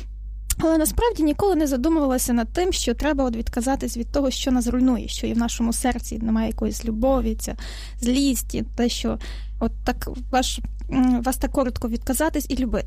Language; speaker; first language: Ukrainian; native; Ukrainian